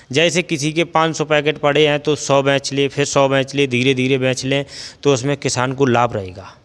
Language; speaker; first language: Hindi; native; Hindi